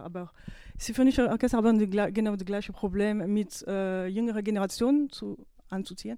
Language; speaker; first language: German; non-native, fluent; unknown